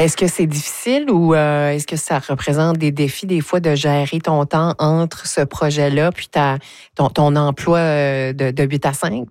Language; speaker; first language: French; native; French